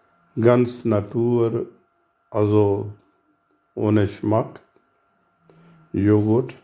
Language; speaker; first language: German; non-native, learner; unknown